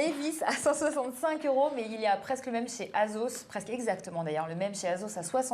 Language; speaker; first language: French; native; French